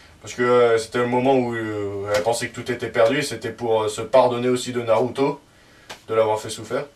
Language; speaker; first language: French; native; French